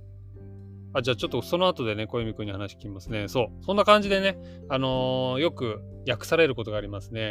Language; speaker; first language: Japanese; native; Japanese